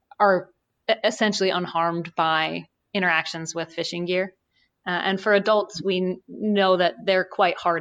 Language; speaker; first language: English; native; English